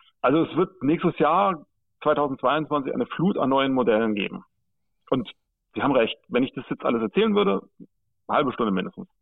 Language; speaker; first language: German; native; German